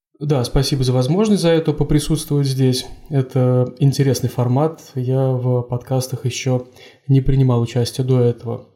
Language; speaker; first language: Russian; native; Russian